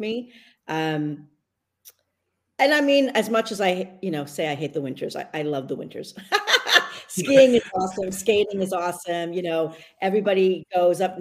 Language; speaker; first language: English; native; English